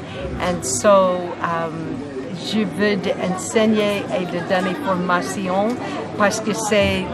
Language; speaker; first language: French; non-native, learner; English